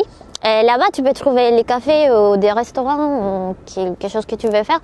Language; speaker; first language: French; non-native, learner; Spanish